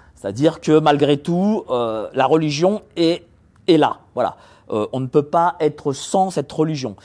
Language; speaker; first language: French; early bilingual, other home language; Polish